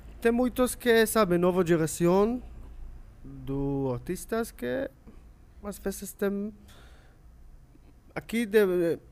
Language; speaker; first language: Portuguese; non-native, learner; Hebrew